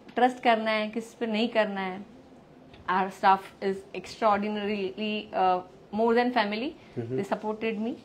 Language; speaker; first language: Hindi; non-native, local second language; Gujarati